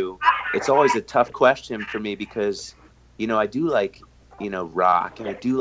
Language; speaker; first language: English; native; English